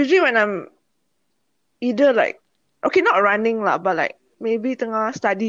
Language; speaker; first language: English; non-native, local second language; Malay